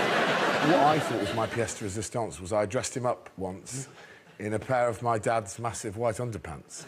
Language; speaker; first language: English; native; English